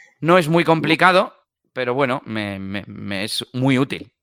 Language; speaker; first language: Spanish; native; Spanish